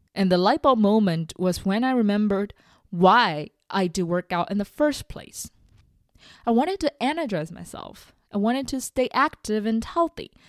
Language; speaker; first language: English; non-native, fluent; Chinese